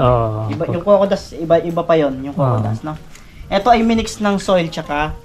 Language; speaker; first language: Filipino; native; Filipino